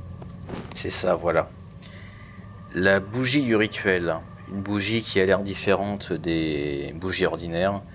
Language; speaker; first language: French; native; French